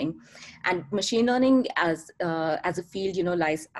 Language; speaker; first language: English; non-native, local second language; Hindi